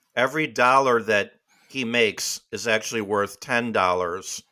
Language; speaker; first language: English; native; English